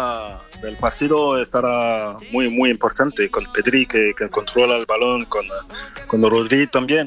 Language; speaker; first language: Spanish; non-native, fluent; French